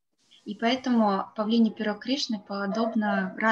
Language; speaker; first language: Russian; native; Russian